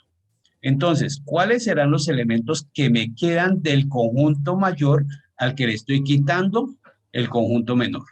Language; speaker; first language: Spanish; native; Spanish